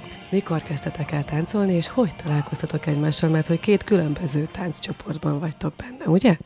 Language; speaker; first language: Hungarian; native; Hungarian